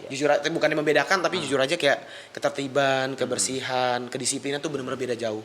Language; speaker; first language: Indonesian; native; Indonesian